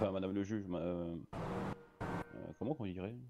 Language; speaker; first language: French; native; French